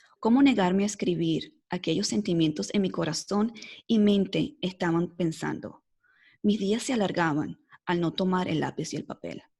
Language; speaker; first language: Spanish; native; Spanish